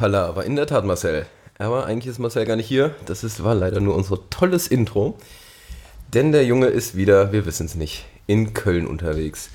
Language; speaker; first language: German; native; German